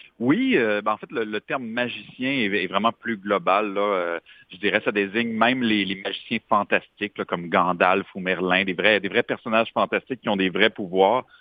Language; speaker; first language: French; native; French